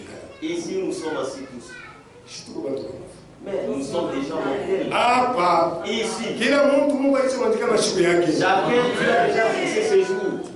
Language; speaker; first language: French; non-native, local second language; Swahili